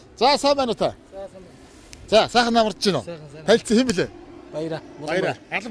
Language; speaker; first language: Mongolian; native; Mongolian